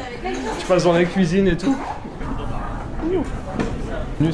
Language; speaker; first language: French; native; French